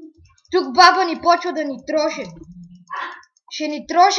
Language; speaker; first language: Bulgarian; native; Bulgarian